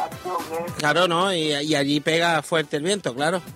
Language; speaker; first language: Spanish; native; Spanish